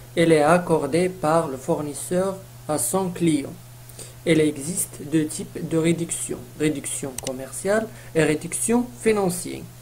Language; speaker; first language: French; non-native, local second language; Arabic